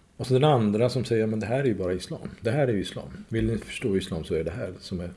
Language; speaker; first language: Swedish; non-native, fluent; Persian